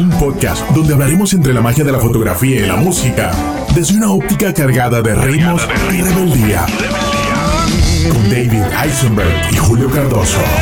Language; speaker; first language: Spanish; native; Spanish